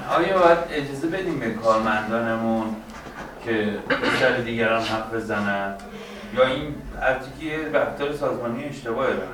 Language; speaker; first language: Persian; native; Persian